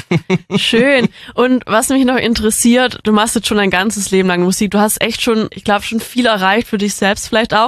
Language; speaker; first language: German; native; German